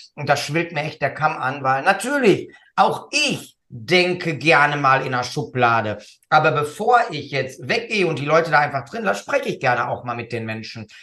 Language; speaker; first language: German; native; German